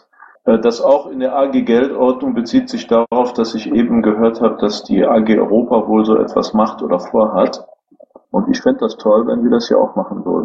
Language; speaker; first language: German; native; German